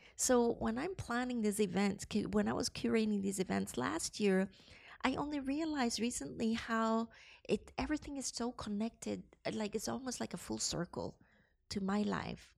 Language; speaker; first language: English; non-native, local second language; Cantonese